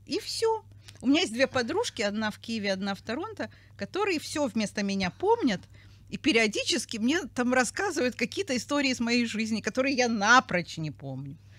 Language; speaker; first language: Russian; native; Russian